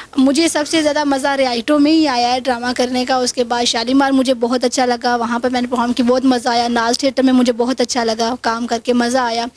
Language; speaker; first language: Urdu; non-native, local second language; Punjabi